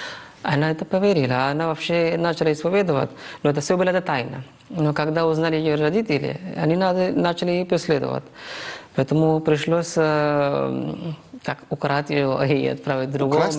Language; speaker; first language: Russian; non-native, fluent; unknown